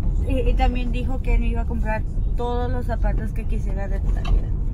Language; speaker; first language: Spanish; early bilingual, other home language; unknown